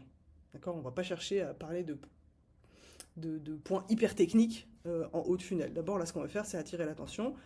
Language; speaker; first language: French; native; French